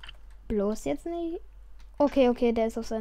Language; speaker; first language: German; native; German